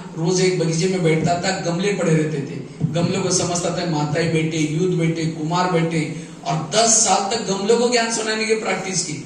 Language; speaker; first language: Hindi; non-native, local second language; Marathi